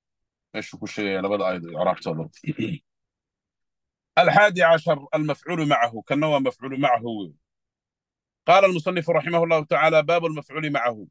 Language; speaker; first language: Arabic; non-native, local second language; Somali